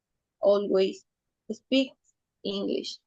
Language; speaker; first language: English; non-native, learner; Spanish